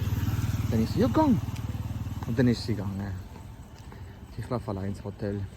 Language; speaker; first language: German; early bilingual, other home language; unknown